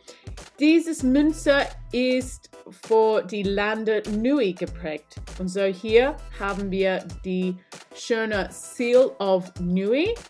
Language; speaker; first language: German; non-native, learner; English